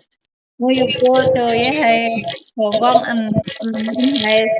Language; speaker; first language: Cantonese; non-native, learner; Indonesian